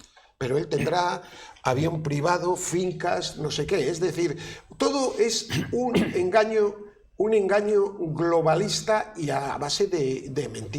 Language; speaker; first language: Spanish; native; Spanish